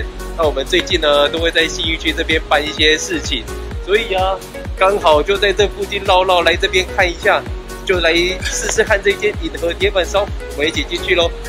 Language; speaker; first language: Chinese; native; Chinese